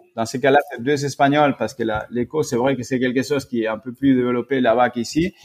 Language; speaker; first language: French; non-native, fluent; Spanish